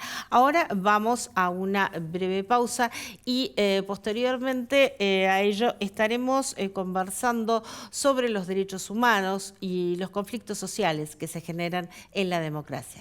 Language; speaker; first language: Spanish; native; Spanish